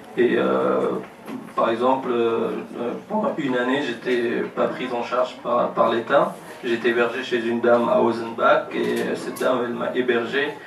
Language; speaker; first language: French; non-native, fluent; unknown